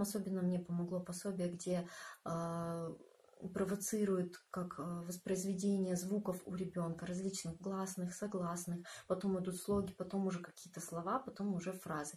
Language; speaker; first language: Russian; native; Russian